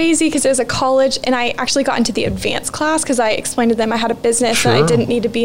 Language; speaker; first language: English; native; English